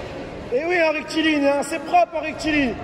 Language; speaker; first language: French; native; French